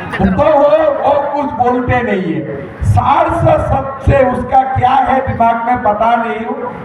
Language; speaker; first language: Hindi; non-native, local second language; Assamese